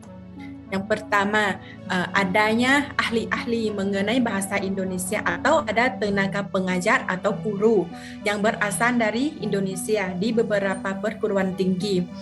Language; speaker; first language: Indonesian; non-native, fluent; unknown